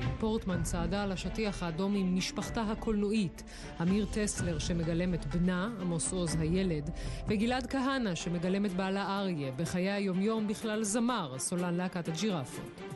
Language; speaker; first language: Hebrew; native; Hebrew